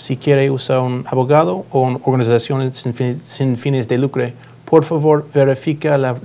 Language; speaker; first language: Spanish; non-native, learner; English